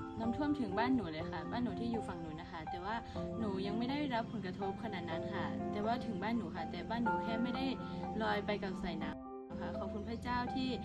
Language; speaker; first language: Thai; non-native, local second language; S'gaw Karen